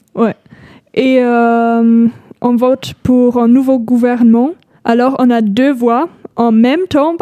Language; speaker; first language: French; non-native, fluent; German